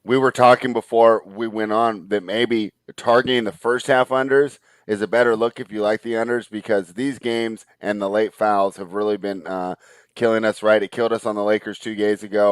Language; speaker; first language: English; native; English